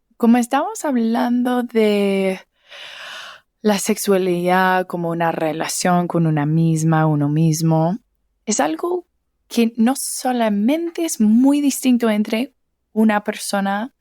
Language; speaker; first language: Spanish; early bilingual, heritage; English